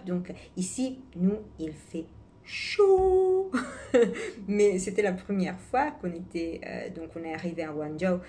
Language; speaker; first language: French; non-native, fluent; Italian